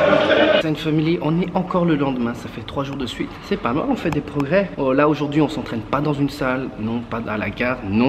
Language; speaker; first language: French; native; French